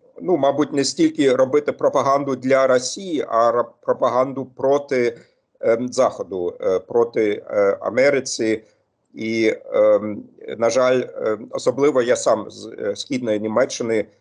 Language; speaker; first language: Ukrainian; non-native, fluent; German